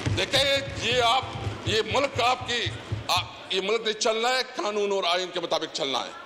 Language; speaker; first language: Urdu; non-native, local second language; Pashto